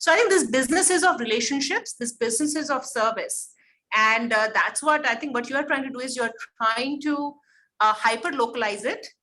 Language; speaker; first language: English; non-native, local second language; Hindi